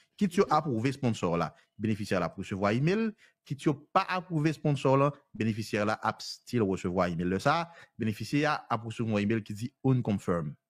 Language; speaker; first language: French; non-native, local second language; Haitian Creole